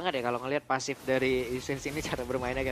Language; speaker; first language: Indonesian; native; Indonesian